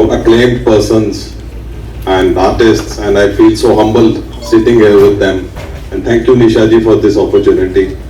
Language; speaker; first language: English; non-native, local second language; Punjabi